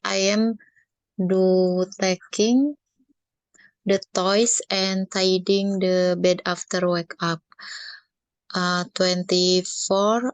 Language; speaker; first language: English; non-native, learner; Indonesian